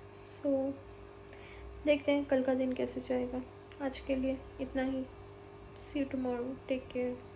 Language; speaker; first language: Hindi; non-native, local second language; Malayalam